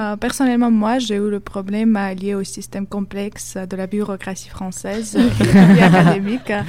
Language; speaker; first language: French; non-native, fluent; Georgian